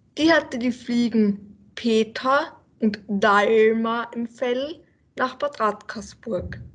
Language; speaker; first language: German; native; German